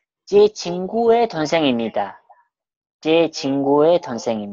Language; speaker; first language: Korean; non-native, fluent; Mongolian